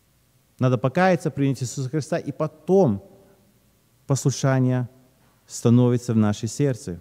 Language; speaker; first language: Russian; early bilingual, heritage; Russian